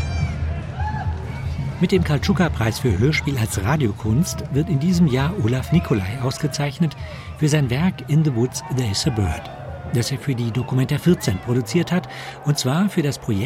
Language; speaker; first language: German; native; German